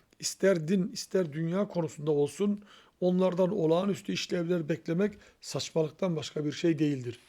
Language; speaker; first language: Turkish; native; Turkish